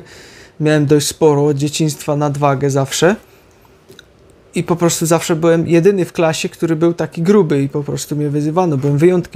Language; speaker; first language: Polish; native; Polish